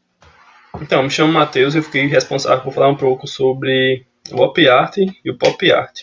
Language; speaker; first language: Portuguese; native; Portuguese